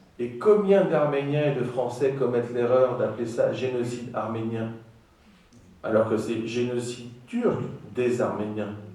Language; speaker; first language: French; non-native, fluent; Greek